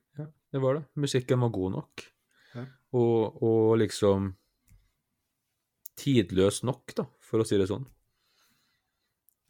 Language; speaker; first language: Norwegian; native; Norwegian